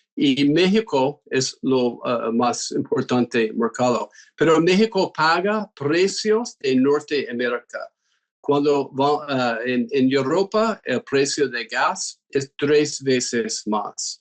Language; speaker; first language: Spanish; non-native, fluent; English